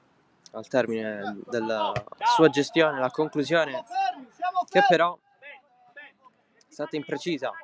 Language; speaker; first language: Italian; native; Italian